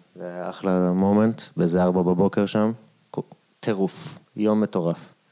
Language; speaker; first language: Hebrew; native; Hebrew